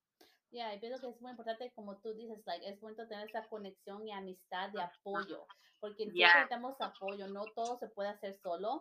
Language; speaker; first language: Spanish; native; Spanish